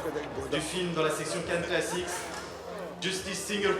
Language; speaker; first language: French; native; French